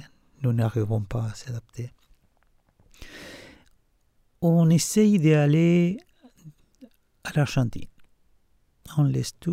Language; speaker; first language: French; non-native, fluent; Spanish